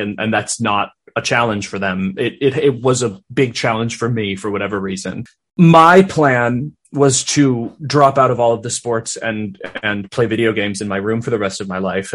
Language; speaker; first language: English; native; English